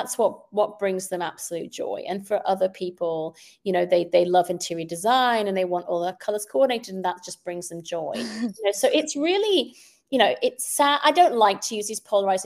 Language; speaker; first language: English; native; English